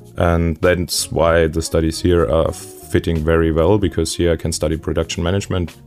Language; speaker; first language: English; non-native, fluent; German